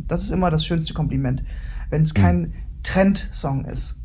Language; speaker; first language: German; native; German